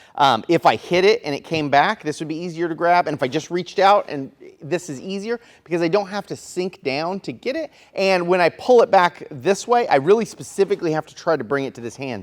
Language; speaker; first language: English; native; English